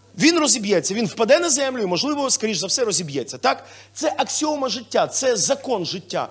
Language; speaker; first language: Ukrainian; non-native, local second language; Russian